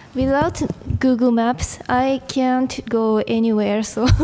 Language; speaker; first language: English; non-native, learner; Japanese